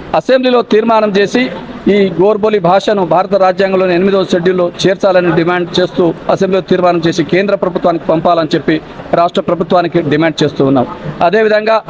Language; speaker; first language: Telugu; non-native, local second language; Lambadi